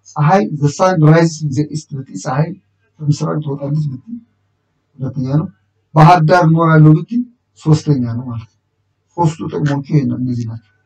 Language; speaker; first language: Amharic; native; Amharic